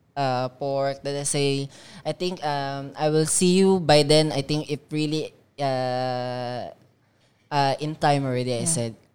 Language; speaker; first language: English; non-native, local second language; Filipino